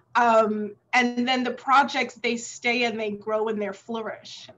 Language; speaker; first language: English; native; English